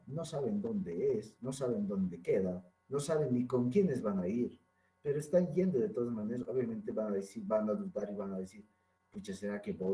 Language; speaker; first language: Spanish; native; Spanish